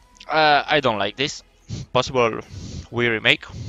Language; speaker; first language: English; non-native, learner; Romanian